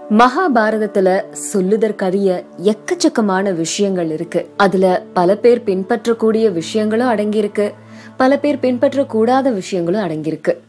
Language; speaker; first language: Tamil; native; Tamil